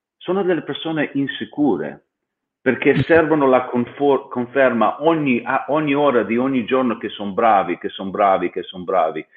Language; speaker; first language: Italian; non-native, fluent; English